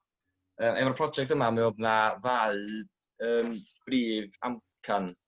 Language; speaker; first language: Welsh; native; Welsh